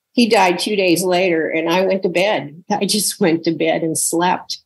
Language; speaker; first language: English; native; English